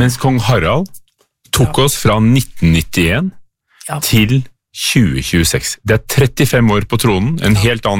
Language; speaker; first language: Norwegian; native; Norwegian